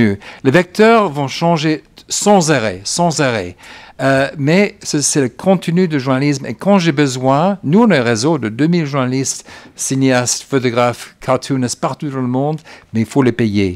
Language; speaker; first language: French; non-native, fluent; English